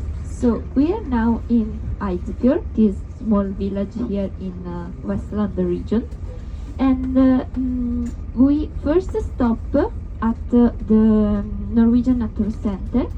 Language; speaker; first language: English; non-native, fluent; Spanish